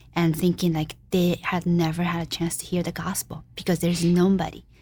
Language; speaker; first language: English; non-native, fluent; Japanese